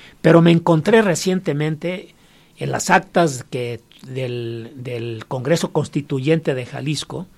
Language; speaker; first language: Spanish; native; Spanish